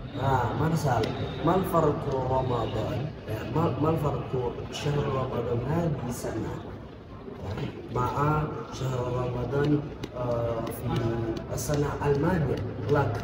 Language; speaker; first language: Arabic; non-native, learner; Indonesian